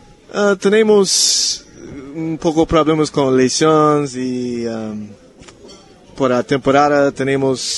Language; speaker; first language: Spanish; non-native, learner; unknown